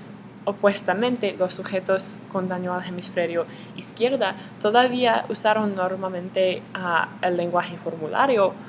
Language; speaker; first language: Spanish; non-native, learner; English